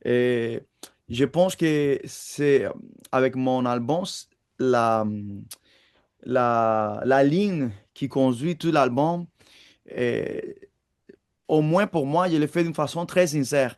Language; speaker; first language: French; non-native, fluent; Spanish